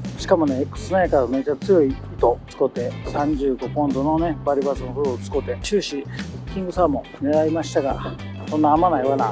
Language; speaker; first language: Japanese; native; Japanese